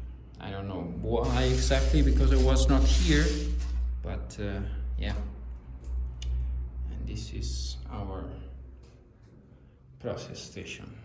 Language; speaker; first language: English; non-native, fluent; Italian